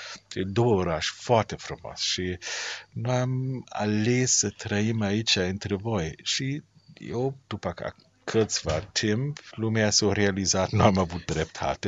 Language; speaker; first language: Romanian; non-native, learner; German